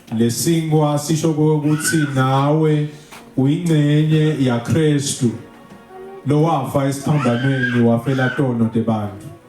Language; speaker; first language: Zulu; non-native, local second language; Swati